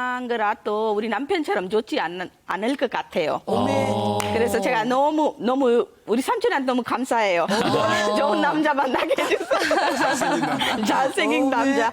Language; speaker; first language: Korean; non-native, learner; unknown